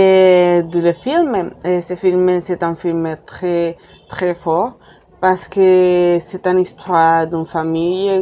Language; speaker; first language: French; non-native, learner; Spanish